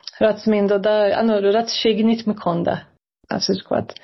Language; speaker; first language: Georgian; early bilingual, heritage; Georgian